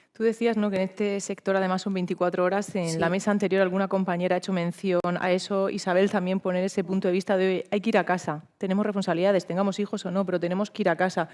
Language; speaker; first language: Spanish; native; Spanish